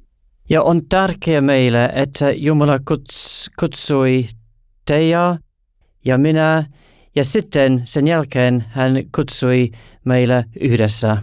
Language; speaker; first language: Finnish; non-native, learner; English